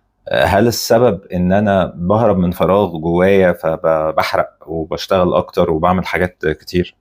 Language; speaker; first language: Arabic; native; Arabic